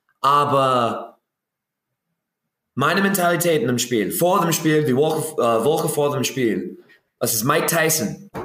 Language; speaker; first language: German; non-native, learner; English